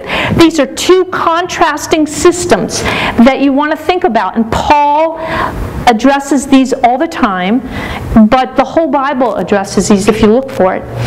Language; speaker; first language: English; native; English